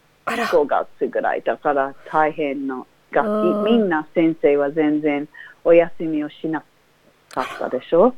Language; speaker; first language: Japanese; non-native, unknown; English